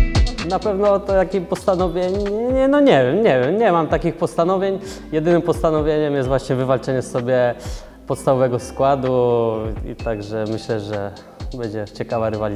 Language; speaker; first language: Polish; native; Polish